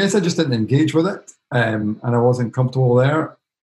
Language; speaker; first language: English; native; English